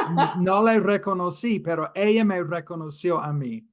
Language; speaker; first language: Spanish; non-native, fluent; English